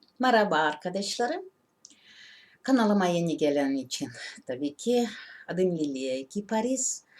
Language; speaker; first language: Turkish; non-native, learner; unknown